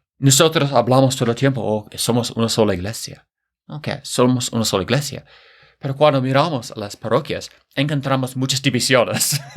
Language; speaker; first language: Spanish; non-native, fluent; English